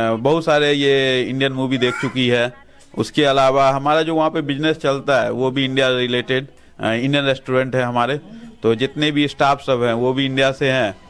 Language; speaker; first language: Hindi; native; Hindi